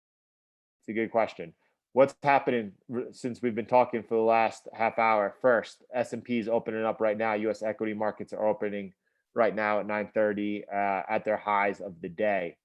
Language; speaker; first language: English; native; English